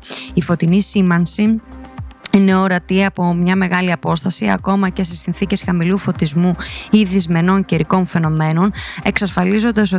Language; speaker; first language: Greek; native; Greek